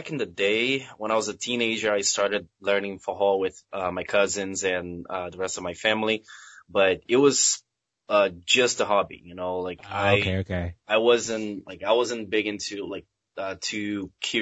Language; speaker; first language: English; non-native, fluent; Portuguese